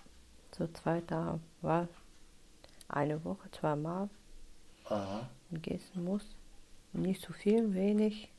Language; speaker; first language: German; non-native, learner; Russian